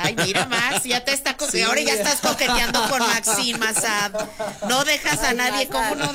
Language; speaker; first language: Spanish; native; Spanish